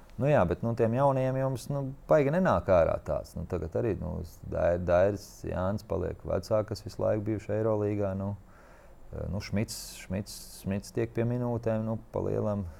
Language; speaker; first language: Latvian; native; Latvian